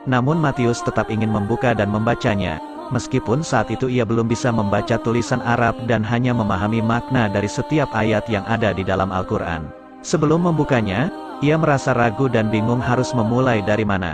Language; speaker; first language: Indonesian; native; Indonesian